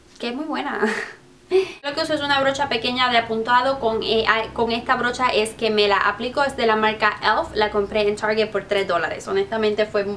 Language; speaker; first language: Spanish; early bilingual, heritage; Spanish